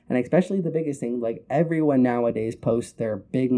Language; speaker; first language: English; native; English